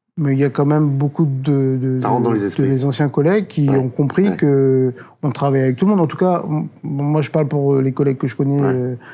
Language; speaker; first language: French; native; French